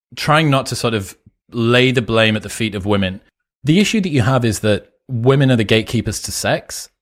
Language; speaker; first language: English; native; English